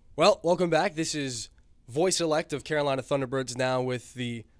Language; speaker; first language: English; native; English